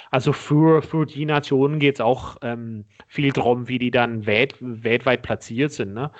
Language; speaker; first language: German; non-native, fluent; English